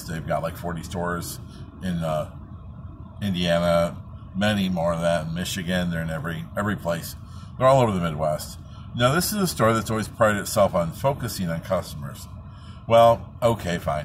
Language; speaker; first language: English; native; English